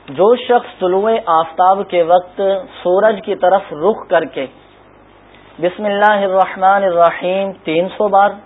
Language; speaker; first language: Urdu; native; Urdu